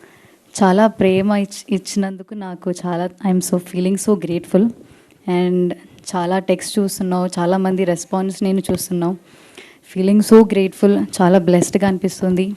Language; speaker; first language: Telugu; non-native, learner; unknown